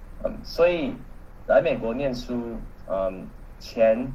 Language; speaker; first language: Chinese; early bilingual, heritage; Chinese